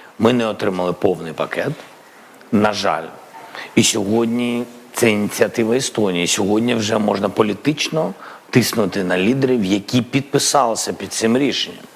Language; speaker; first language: Ukrainian; non-native, local second language; Russian